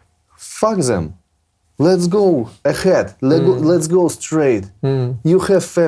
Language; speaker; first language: English; non-native, learner; Russian